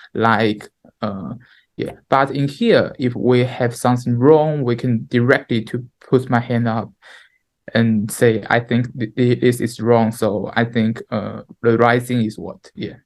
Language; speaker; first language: English; non-native, learner; Chinese